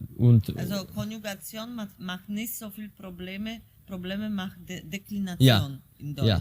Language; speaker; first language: German; non-native, fluent; Polish